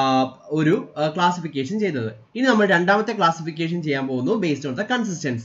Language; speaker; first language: Malayalam; native; Malayalam